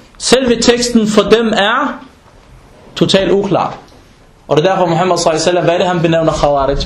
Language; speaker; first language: Danish; non-native, fluent; Arabic